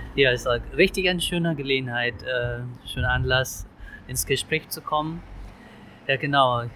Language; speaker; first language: German; non-native, fluent; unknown